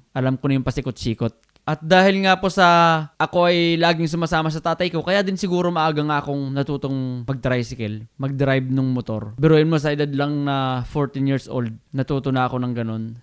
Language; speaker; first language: Filipino; non-native, local second language; Bikol